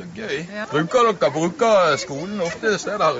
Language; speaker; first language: Norwegian; native; Norwegian